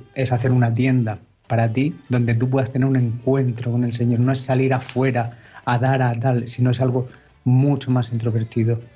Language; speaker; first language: Spanish; native; Spanish